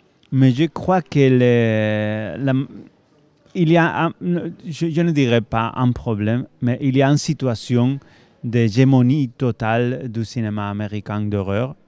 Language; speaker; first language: French; non-native, fluent; Spanish